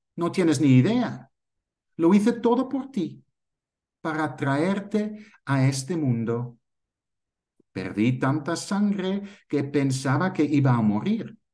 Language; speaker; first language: Spanish; non-native, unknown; Dutch